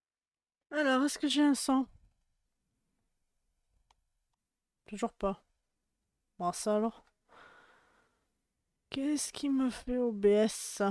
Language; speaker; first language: French; native; French